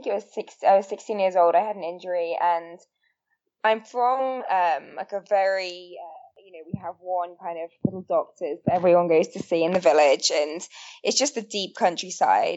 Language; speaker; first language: English; native; English